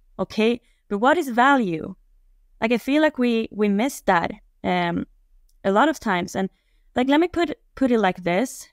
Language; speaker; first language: English; non-native, fluent; Swedish